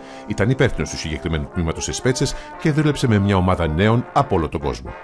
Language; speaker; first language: Greek; native; Greek